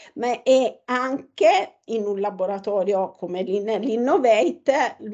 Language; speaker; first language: Italian; native; Italian